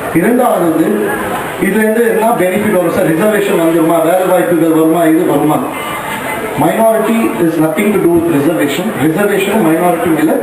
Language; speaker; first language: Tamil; non-native, local second language; Marwari